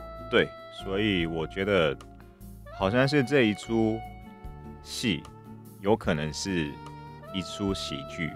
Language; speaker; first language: Chinese; non-native, fluent; Japanese